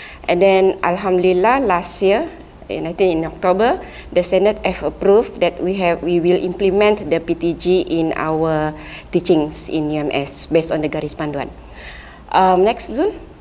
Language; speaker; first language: English; non-native, local second language; Malay